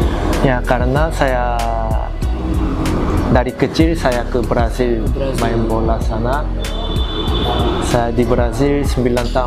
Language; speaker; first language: Indonesian; non-native, learner; Korean